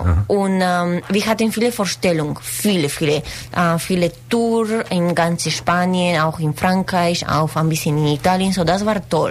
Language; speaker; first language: German; non-native, learner; Spanish